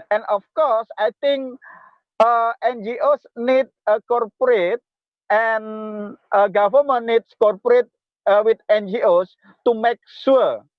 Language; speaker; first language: English; non-native, local second language; Indonesian